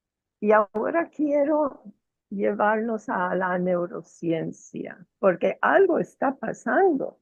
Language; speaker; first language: Spanish; non-native, fluent; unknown